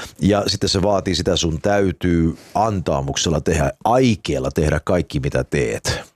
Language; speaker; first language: Finnish; early bilingual, heritage; Finnish